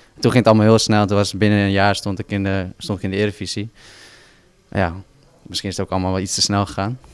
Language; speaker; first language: Dutch; native; Dutch